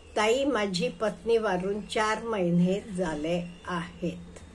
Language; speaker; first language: Marathi; non-native, fluent; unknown